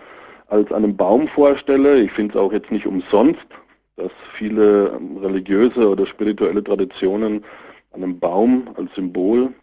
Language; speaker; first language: German; native; German